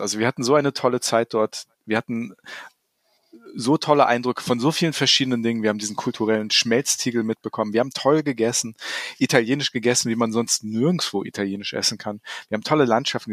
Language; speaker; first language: German; native; German